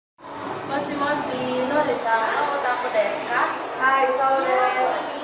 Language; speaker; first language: Japanese; non-native, learner; Indonesian